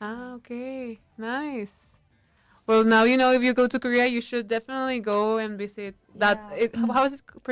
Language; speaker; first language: English; non-native, fluent; Spanish